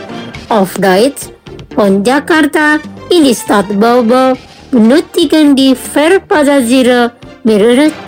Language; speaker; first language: German; non-native, learner; Indonesian